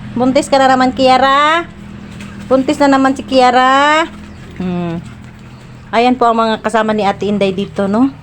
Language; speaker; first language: Filipino; non-native, local second language; Cebuano